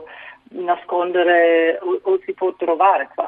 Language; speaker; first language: Italian; non-native, fluent; German